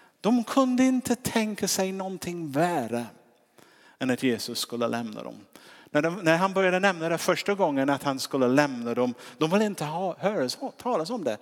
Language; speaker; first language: Swedish; non-native, fluent; English